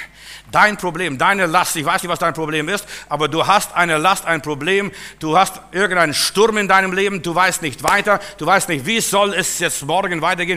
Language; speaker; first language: German; native; German